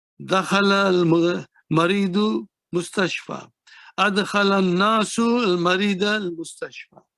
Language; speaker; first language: Arabic; non-native, fluent; Urdu